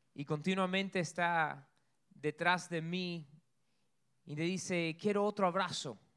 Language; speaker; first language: Spanish; early bilingual, heritage; Spanish